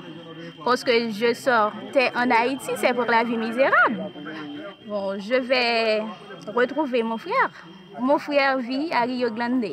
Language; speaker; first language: French; non-native, local second language; Haitian Creole